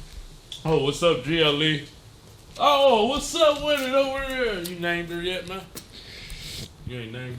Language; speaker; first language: English; native; English